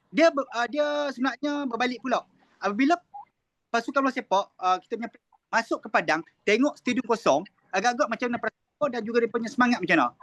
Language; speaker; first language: Malay; native; Malay